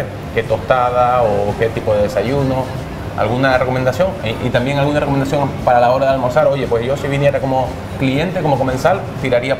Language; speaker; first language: Spanish; native; Spanish